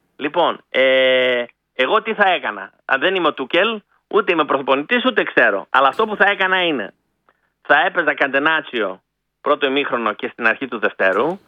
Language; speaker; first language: Greek; early bilingual, heritage; Greek